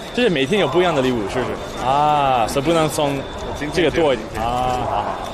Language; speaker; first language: Chinese; non-native, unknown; English